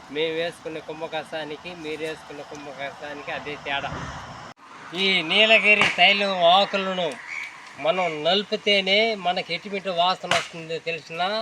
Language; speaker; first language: Telugu; native; Telugu